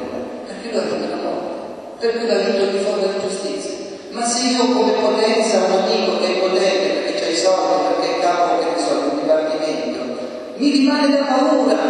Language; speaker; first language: Italian; native; Italian